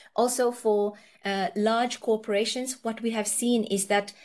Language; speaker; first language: English; early bilingual, other home language; Nepali